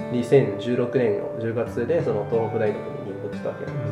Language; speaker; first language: Japanese; non-native, fluent; Arabic